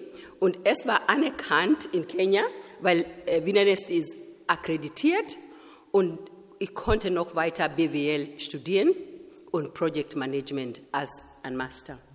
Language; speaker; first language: German; non-native, fluent; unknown